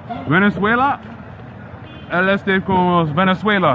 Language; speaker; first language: Spanish; non-native, learner; English